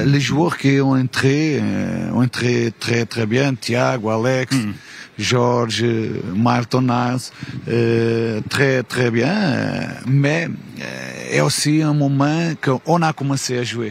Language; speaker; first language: French; non-native, learner; Portuguese